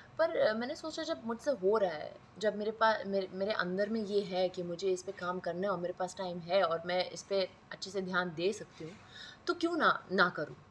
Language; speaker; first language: Hindi; non-native, fluent; Persian